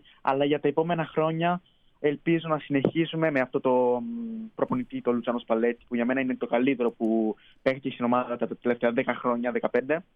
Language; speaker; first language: Greek; early bilingual, heritage; Greek